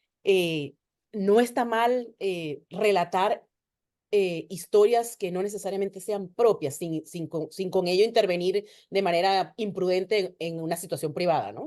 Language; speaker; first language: Spanish; native; Spanish